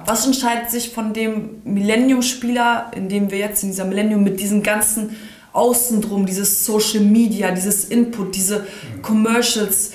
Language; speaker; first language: German; early bilingual, other home language; Serbian